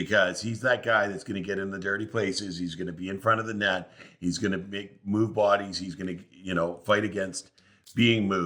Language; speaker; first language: English; native; English